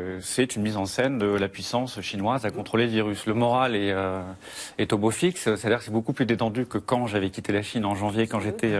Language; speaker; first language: French; native; French